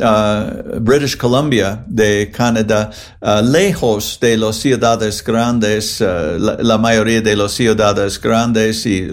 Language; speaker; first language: Spanish; non-native, fluent; English